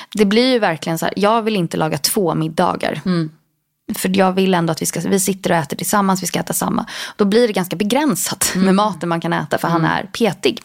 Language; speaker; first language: Swedish; native; Swedish